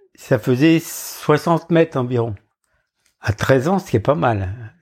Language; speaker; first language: French; native; French